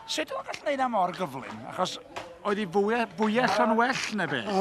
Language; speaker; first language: Welsh; native; Welsh